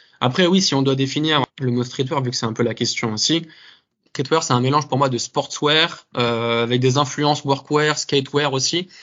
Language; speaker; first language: French; native; French